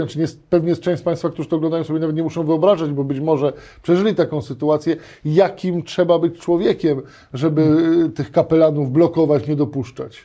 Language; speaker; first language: Polish; native; Polish